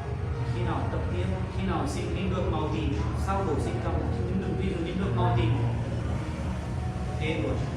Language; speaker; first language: Vietnamese; non-native, learner; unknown